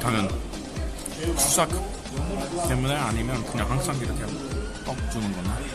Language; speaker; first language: Korean; non-native, learner; English